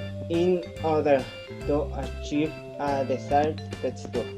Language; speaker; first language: English; non-native, learner; Spanish